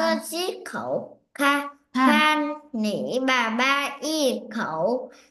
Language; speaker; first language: Chinese; non-native, learner; Vietnamese